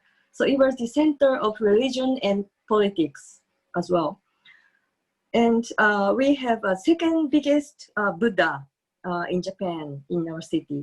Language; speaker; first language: English; non-native, fluent; Japanese